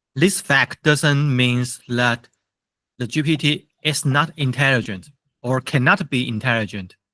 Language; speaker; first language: English; non-native, fluent; Chinese